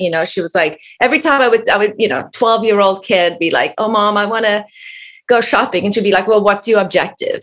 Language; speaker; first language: English; native; English